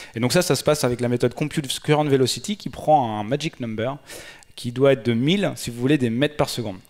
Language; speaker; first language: French; native; French